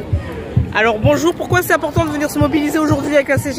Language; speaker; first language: French; native; French